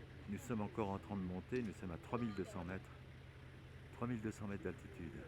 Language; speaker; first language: French; native; French